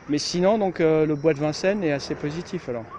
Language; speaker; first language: French; native; French